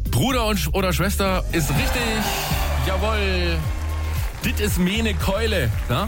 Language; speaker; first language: German; native; German